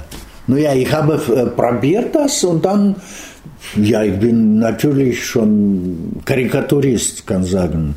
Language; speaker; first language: German; non-native, learner; Russian